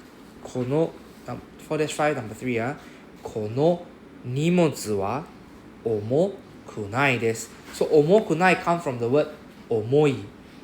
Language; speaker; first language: Japanese; non-native, fluent; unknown